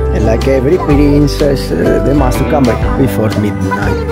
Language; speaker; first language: English; non-native, learner; Italian